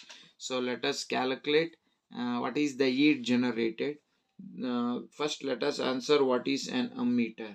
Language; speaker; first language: English; non-native, local second language; Kannada